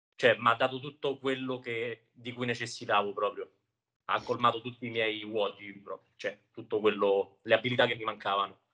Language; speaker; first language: Italian; native; Italian